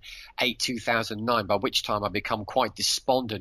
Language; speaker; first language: English; native; English